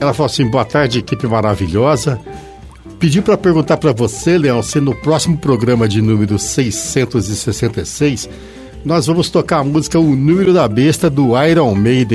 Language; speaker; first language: Portuguese; native; Portuguese